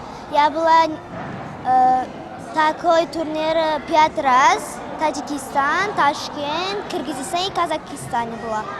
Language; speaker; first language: Russian; non-native, learner; Uzbek